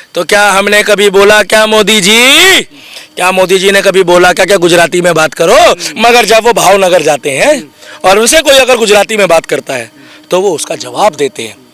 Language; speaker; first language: Hindi; native; Hindi